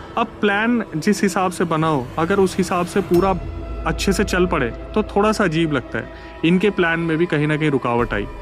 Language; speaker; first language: Hindi; native; Hindi